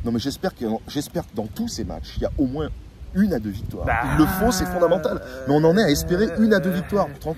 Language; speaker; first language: French; native; French